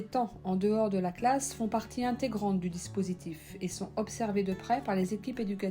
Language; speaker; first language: French; native; French